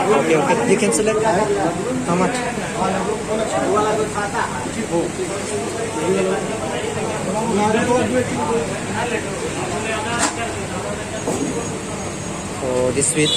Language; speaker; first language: English; non-native, learner; Thai